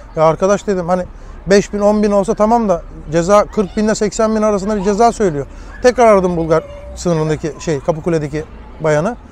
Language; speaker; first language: Turkish; early bilingual, heritage; Turkish